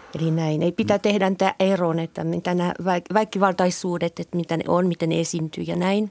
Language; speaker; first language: Finnish; non-native, fluent; French